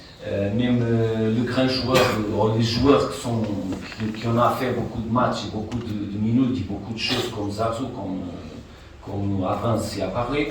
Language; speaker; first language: French; non-native, fluent; Portuguese